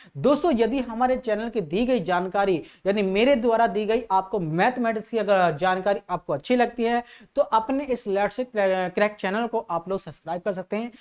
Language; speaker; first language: Hindi; native; Hindi